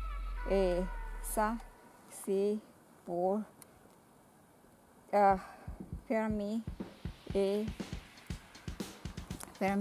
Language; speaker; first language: French; non-native, learner; Filipino